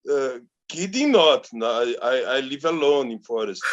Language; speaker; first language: English; non-native, learner; Indonesian